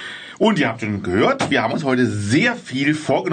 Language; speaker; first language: German; native; German